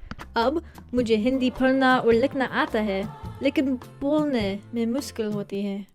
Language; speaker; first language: Hindi; early bilingual, heritage; English